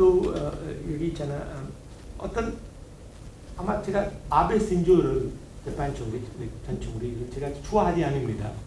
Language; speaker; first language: Korean; non-native, learner; Hindi